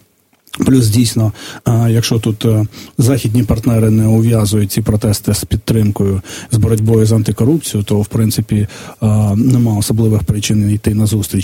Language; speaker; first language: Ukrainian; native; Ukrainian